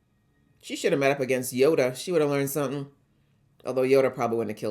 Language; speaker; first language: English; native; English